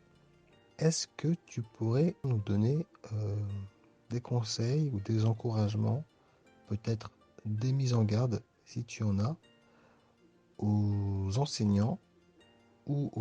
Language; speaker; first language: French; native; French